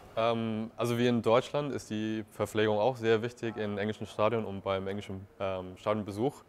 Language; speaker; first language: German; non-native, fluent; English